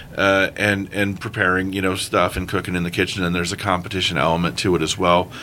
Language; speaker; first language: English; native; English